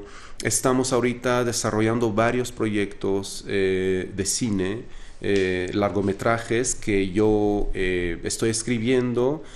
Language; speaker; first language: Spanish; non-native, fluent; Arabic